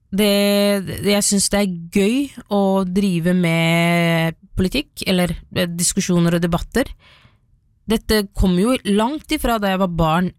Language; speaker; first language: Norwegian; early bilingual, other home language; Somali